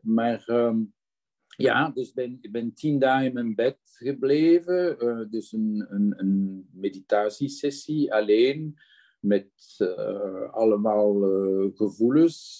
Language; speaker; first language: Dutch; non-native, local second language; French